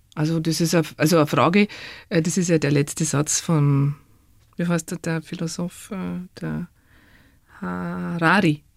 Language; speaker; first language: German; native; German